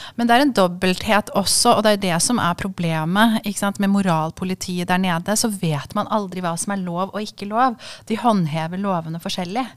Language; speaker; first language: Norwegian; early bilingual, other home language; Kurdish